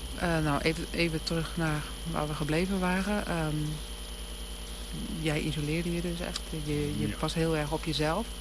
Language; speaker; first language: Dutch; native; Dutch